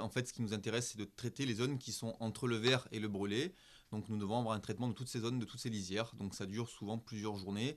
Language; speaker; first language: French; native; French